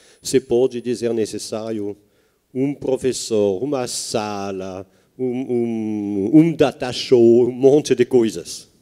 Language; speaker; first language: Portuguese; non-native, fluent; French